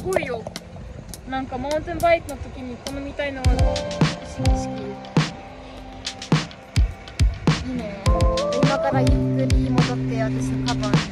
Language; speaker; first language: Japanese; non-native, learner; German